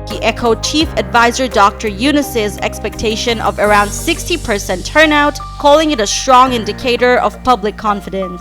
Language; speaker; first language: English; non-native, local second language; Bangla